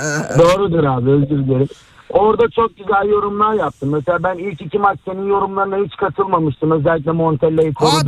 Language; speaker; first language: Turkish; native; Turkish